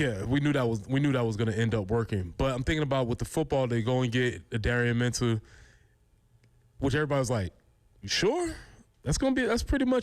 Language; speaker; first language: English; native; English